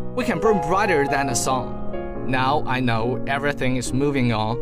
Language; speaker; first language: English; non-native, fluent; Chinese